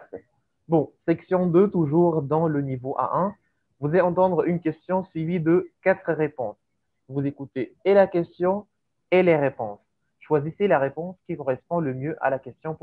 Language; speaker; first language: French; native; French